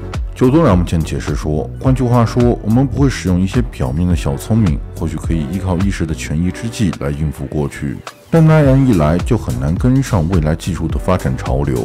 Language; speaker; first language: Chinese; native; Chinese